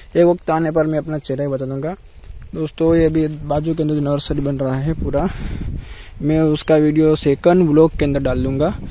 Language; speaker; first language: Hindi; non-native, local second language; Gujarati